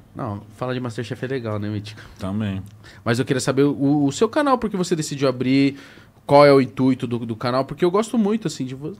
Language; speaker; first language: Portuguese; native; Portuguese